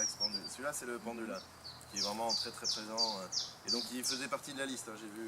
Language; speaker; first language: French; native; French